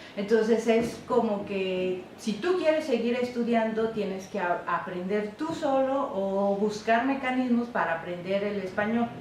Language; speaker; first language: Spanish; non-native, local second language; Zapotec